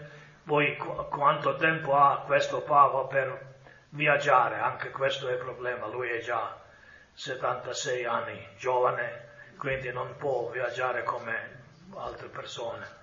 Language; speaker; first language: Italian; non-native, fluent; Croatian